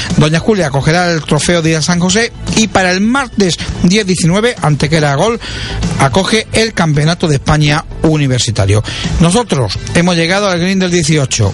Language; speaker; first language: Spanish; native; Spanish